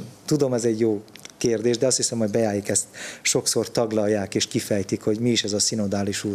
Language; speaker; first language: Hungarian; native; Hungarian